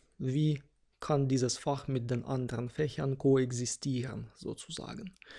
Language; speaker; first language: German; non-native, fluent; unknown